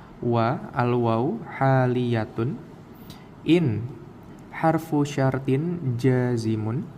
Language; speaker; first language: Arabic; non-native, learner; Indonesian